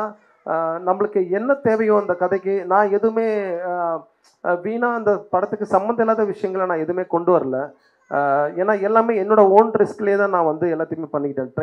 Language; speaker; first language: Tamil; native; Tamil